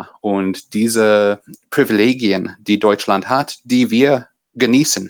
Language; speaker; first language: German; non-native, fluent; English